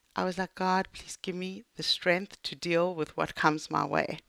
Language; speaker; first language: English; native; English